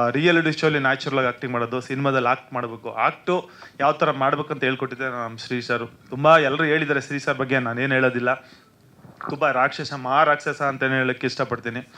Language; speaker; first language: Kannada; native; Kannada